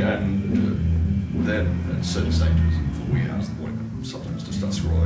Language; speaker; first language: English; native; English